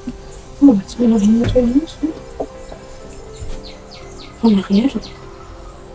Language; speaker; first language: French; non-native, local second language; Malagasy